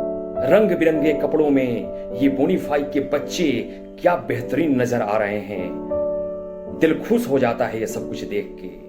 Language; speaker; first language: Hindi; native; Hindi